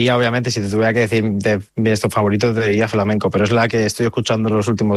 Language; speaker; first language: Spanish; native; Spanish